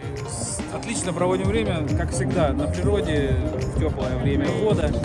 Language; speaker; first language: Russian; non-native, learner; Japanese